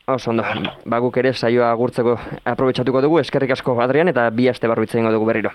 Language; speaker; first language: Basque; native; Basque